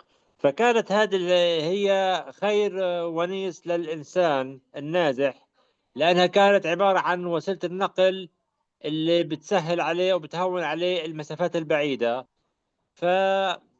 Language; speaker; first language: Arabic; native; Arabic